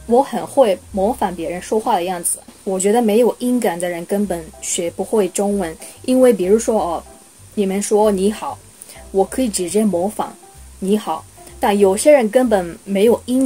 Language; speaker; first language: Chinese; non-native, fluent; Japanese